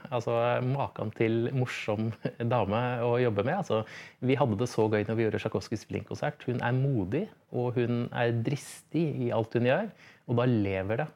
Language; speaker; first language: Norwegian; native; Norwegian